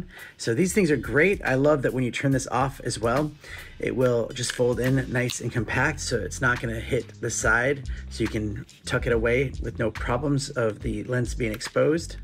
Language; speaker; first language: English; native; English